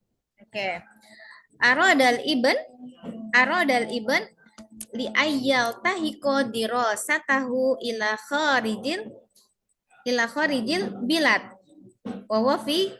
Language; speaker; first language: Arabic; non-native, fluent; Indonesian